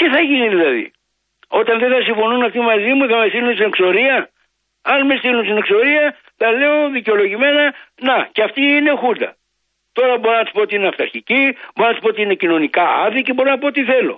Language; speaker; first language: Greek; native; Greek